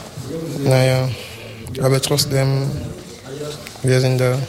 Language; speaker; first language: German; non-native, learner; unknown